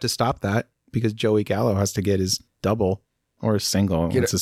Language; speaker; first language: English; native; English